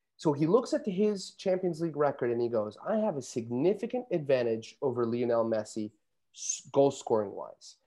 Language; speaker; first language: English; native; English